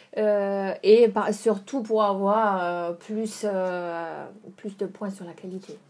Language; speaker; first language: French; non-native, fluent; German